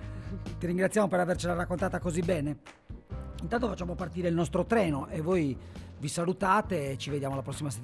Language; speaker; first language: Italian; native; Italian